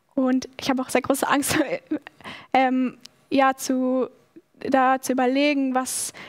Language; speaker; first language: German; native; German